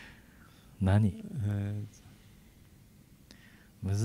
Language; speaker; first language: Japanese; native; Japanese